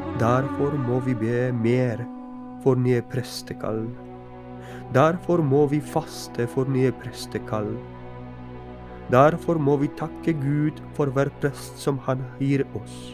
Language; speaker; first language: Norwegian; non-native, fluent; Polish